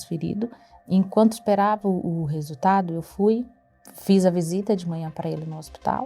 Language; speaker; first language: Portuguese; native; Portuguese